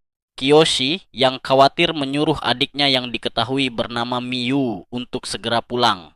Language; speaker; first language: Indonesian; native; Indonesian